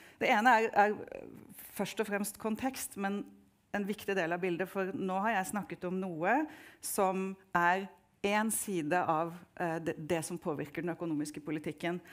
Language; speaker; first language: Norwegian; native; Norwegian